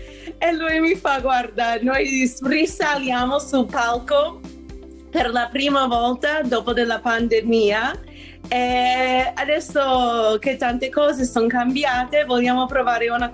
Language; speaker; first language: Italian; non-native, fluent; English